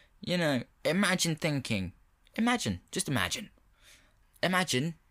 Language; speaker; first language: English; native; English